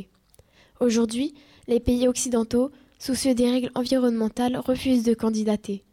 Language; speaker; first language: French; native; French